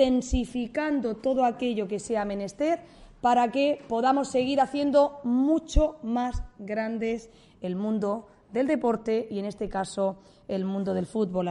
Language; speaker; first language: Spanish; native; Spanish